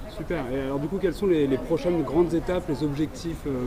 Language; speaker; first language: French; native; French